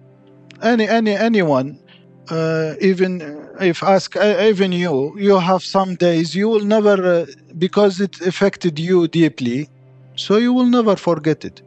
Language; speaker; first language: English; non-native, fluent; Arabic